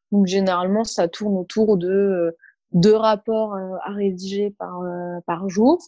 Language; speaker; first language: French; early bilingual, other home language; Arabic